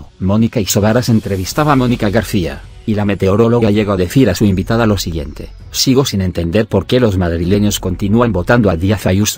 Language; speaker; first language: Spanish; native; Spanish